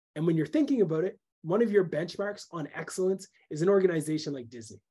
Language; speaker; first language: English; native; English